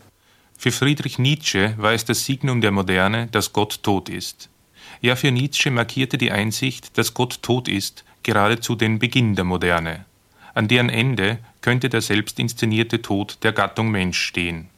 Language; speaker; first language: German; native; German